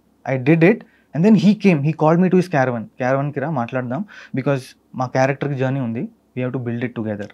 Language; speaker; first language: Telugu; non-native, fluent; Malayalam